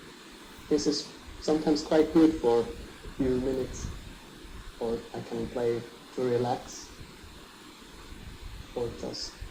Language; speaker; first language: English; non-native, fluent; Swiss German